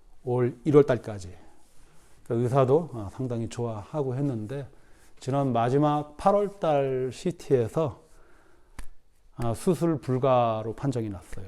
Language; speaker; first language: Korean; native; Korean